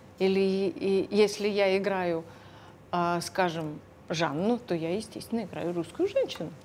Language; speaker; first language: Russian; non-native, local second language; Lithuanian